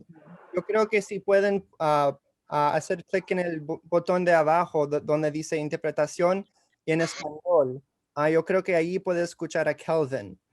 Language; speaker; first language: Spanish; early bilingual, heritage; English